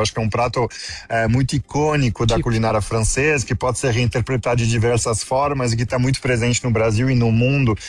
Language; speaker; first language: Portuguese; non-native, fluent; French